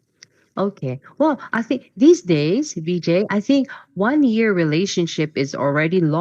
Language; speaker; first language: English; non-native, fluent; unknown